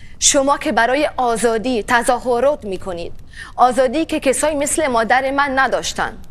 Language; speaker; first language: Persian; early bilingual, heritage; Italian